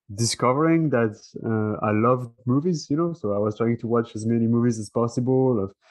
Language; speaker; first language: English; non-native, fluent; French